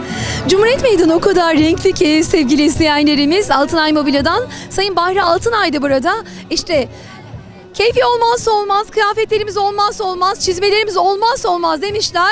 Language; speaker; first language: Turkish; native; Turkish